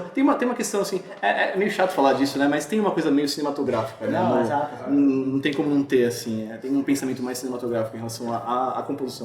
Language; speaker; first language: Portuguese; native; Portuguese